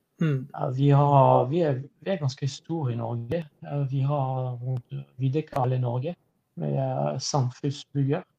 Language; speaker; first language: Norwegian; non-native, fluent; French